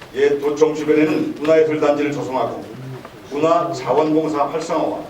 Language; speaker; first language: Korean; native; Korean